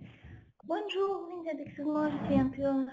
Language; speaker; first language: French; non-native, fluent; Ukrainian